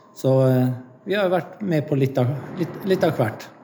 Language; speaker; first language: Norwegian; native; Norwegian